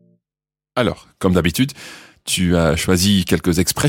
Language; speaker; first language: French; non-native, fluent; English